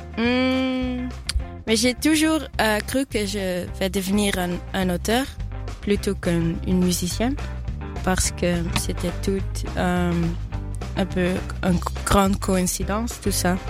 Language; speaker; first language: French; non-native, fluent; Dutch